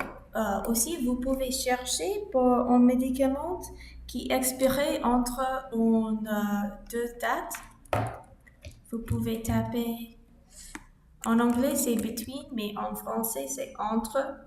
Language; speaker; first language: French; non-native, learner; English